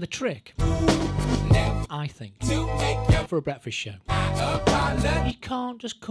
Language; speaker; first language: English; native; English